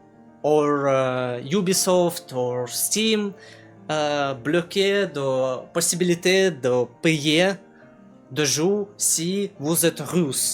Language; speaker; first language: French; non-native, learner; Russian